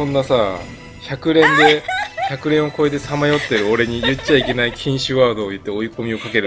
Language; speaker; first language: Japanese; native; Japanese